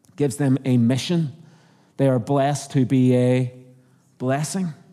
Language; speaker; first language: English; native; English